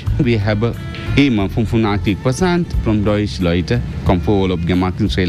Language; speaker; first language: German; non-native, learner; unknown